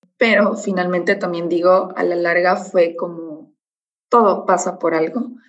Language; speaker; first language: Spanish; native; Spanish